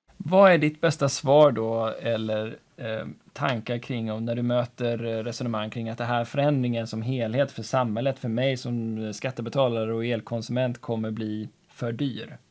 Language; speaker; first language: Swedish; native; Swedish